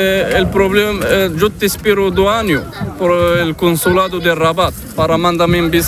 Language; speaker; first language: Spanish; non-native, learner; Arabic